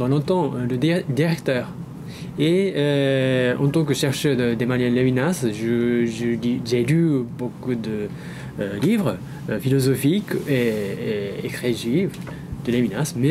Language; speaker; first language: French; non-native, fluent; Japanese